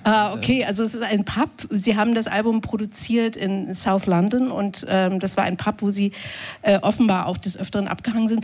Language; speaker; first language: German; native; German